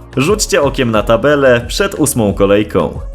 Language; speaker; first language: Polish; native; Polish